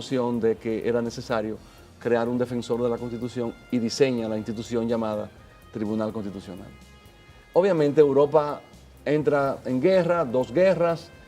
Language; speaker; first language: Spanish; native; Spanish